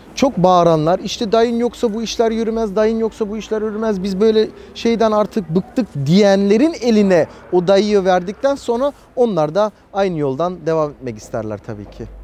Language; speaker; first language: Turkish; early bilingual, heritage; Turkish